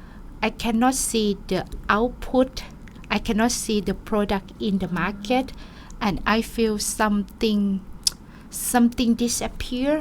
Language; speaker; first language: English; non-native, learner; Thai